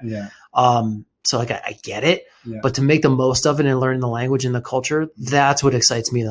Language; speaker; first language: English; native; English